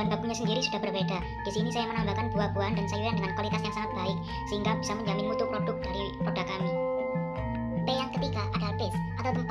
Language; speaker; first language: Indonesian; native; Indonesian